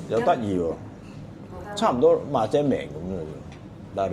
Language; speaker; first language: Cantonese; native; Cantonese